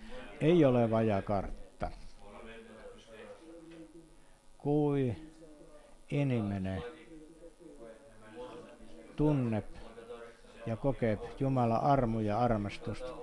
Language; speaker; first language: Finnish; non-native, learner; Estonian